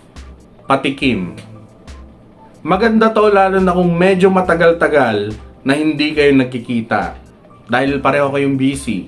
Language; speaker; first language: Filipino; native; Filipino